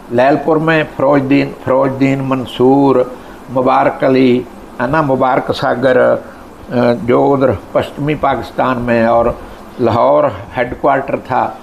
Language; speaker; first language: Hindi; non-native, local second language; Punjabi